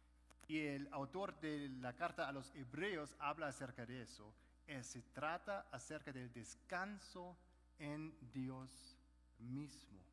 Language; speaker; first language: Spanish; non-native, fluent; German